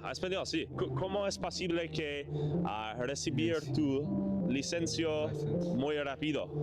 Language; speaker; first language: Spanish; non-native, learner; English